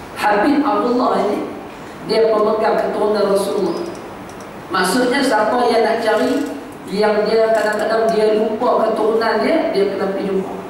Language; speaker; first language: Malay; native; Malay